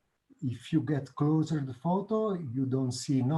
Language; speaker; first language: English; non-native, learner; Italian